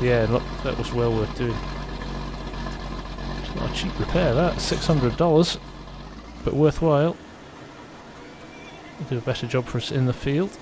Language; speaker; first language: English; native; English